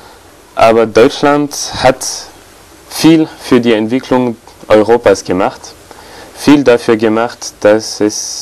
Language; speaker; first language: German; non-native, fluent; French